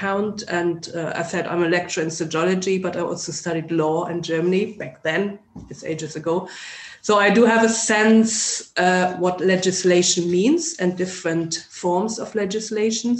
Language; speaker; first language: English; non-native, fluent; German